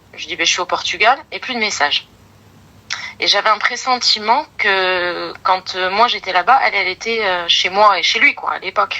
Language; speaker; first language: French; native; French